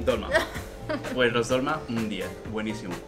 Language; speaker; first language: Spanish; native; Spanish